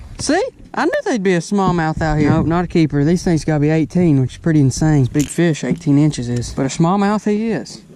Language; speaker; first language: English; native; English